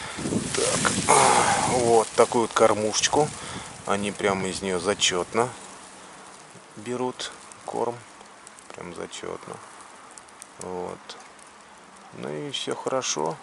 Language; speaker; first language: Russian; native; Russian